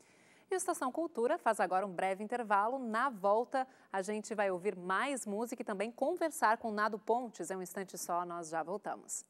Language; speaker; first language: Portuguese; native; Portuguese